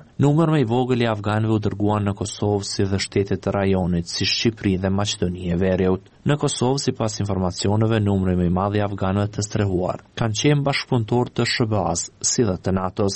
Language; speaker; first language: Albanian; native; Albanian